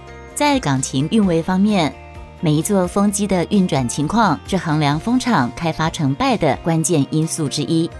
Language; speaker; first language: Chinese; native; Chinese